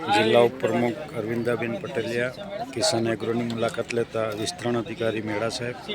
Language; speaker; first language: Gujarati; native; Gujarati